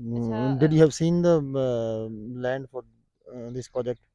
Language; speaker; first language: English; non-native, local second language; Punjabi